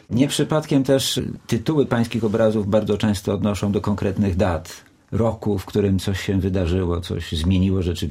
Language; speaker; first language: Polish; native; Polish